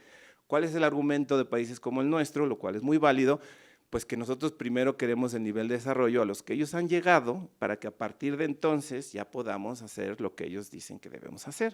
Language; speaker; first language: Spanish; native; Spanish